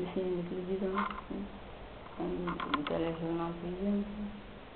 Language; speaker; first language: Portuguese; non-native, local second language; Kabuverdianu